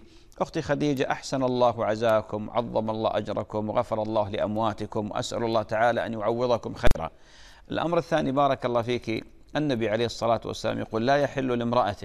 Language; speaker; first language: Arabic; native; Arabic